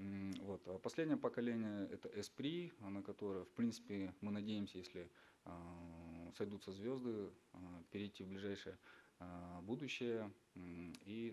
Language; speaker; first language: Russian; native; Russian